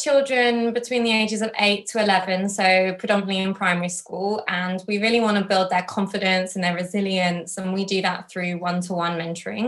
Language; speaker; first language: English; native; English